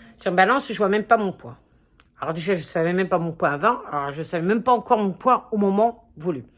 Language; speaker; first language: French; native; French